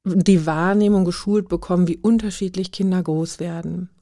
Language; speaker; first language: German; native; German